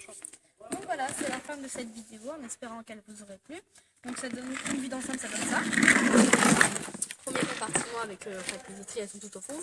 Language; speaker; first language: French; native; French